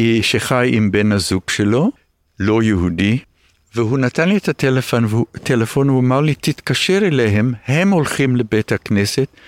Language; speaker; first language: Hebrew; early bilingual, other home language; English